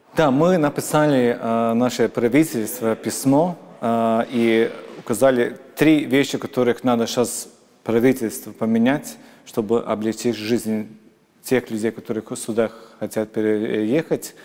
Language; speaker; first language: Russian; non-native, local second language; Latvian